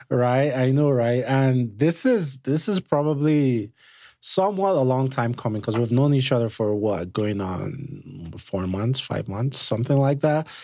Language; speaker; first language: English; non-native, local second language; Yoruba